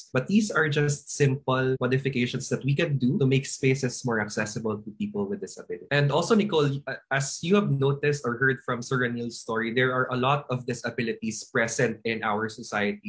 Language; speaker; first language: English; non-native, local second language; Hiligaynon